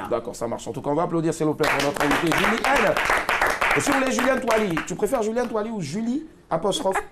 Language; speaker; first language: French; native; French